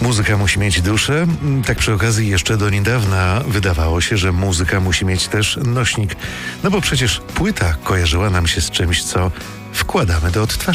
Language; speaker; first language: Polish; native; Polish